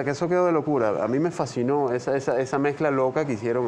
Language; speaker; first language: Spanish; native; Spanish